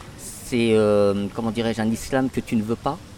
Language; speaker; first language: French; native; French